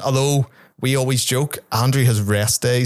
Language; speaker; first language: English; native; English